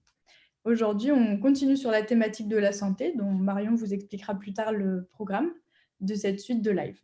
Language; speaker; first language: French; native; French